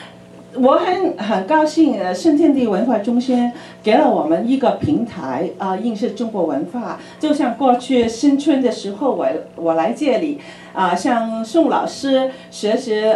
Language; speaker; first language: Chinese; early bilingual, other home language; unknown